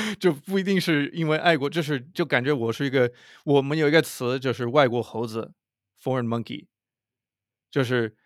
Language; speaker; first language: Chinese; non-native, fluent; English